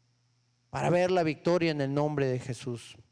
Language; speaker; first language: Spanish; native; Spanish